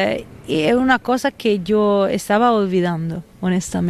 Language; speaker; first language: Spanish; non-native, fluent; Italian